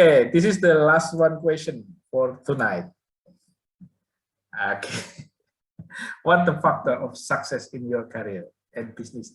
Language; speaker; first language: English; non-native, learner; Indonesian